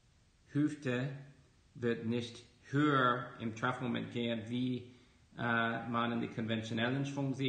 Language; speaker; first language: German; non-native, fluent; English